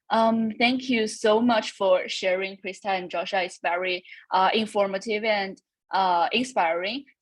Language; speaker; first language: English; non-native, fluent; Chinese